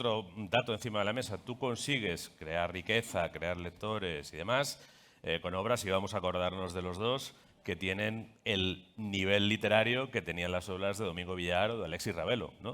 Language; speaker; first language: Spanish; native; Spanish